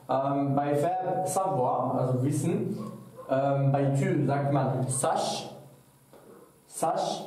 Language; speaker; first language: German; non-native, fluent; French